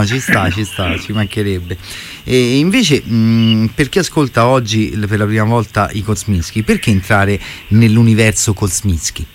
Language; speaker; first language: Italian; native; Italian